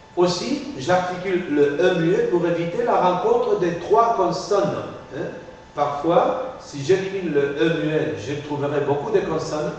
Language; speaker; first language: French; non-native, fluent; Spanish